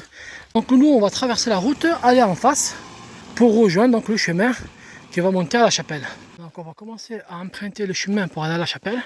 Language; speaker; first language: French; native; French